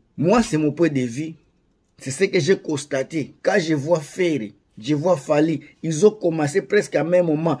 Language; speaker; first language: French; non-native, local second language; Lingala